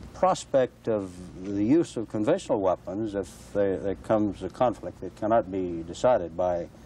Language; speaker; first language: English; native; English